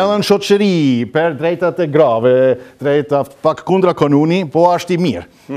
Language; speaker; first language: Albanian; non-native, learner; German